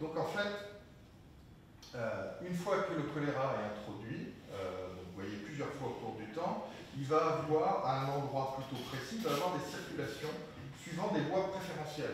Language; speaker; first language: French; native; French